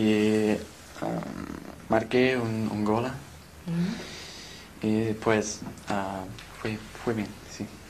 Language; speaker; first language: Spanish; non-native, learner; English